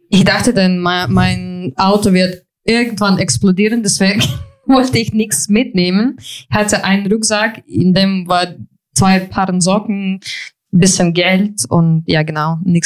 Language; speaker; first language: German; non-native, fluent; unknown